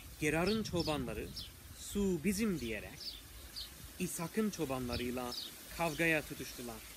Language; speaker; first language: Turkish; non-native, fluent; English